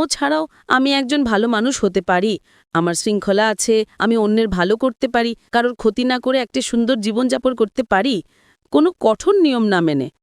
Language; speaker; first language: Bangla; non-native, fluent; Italian